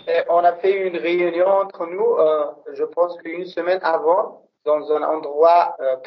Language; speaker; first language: French; non-native, local second language; Persian